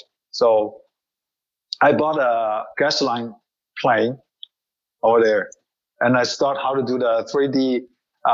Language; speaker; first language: English; non-native, learner; Chinese